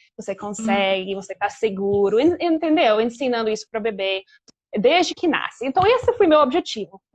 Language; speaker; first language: Portuguese; non-native, fluent; English